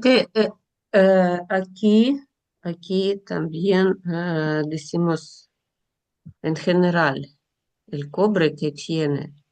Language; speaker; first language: Spanish; non-native, learner; Russian